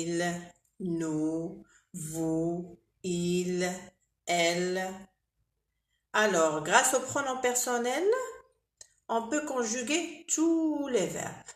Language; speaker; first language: French; non-native, local second language; Arabic